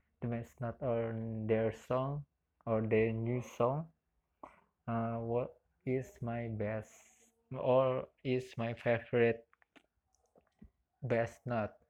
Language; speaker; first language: English; non-native, learner; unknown